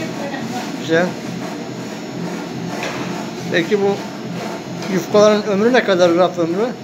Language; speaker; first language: Turkish; native; Turkish